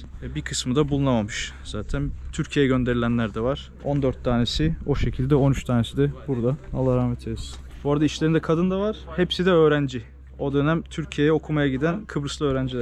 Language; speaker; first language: Turkish; native; Turkish